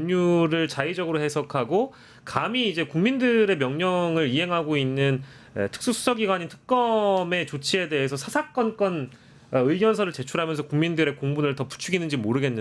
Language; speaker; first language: Korean; native; Korean